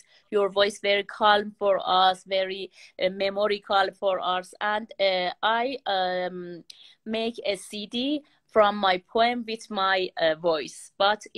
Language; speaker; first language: English; non-native, learner; Persian